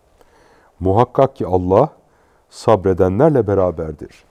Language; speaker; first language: Turkish; native; Turkish